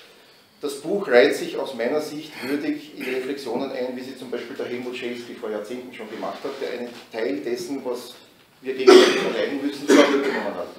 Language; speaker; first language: German; native; German